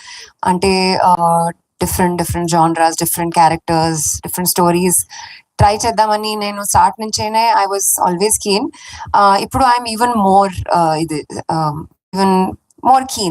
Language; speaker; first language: Telugu; non-native, fluent; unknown